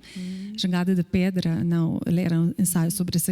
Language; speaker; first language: Portuguese; non-native, fluent; Slovenian